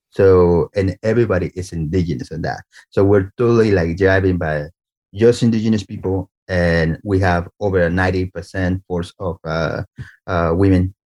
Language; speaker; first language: English; non-native, fluent; Spanish